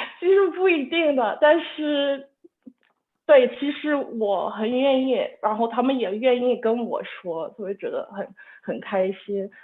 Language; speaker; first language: Chinese; non-native, fluent; English